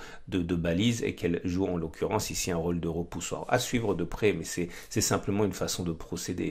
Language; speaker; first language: French; native; French